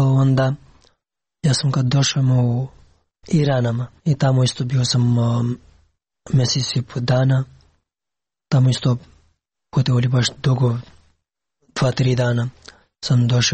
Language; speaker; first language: Serbian; non-native, learner; Pashto